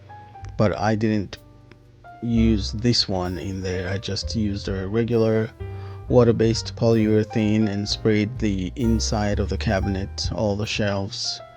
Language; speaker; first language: English; native; English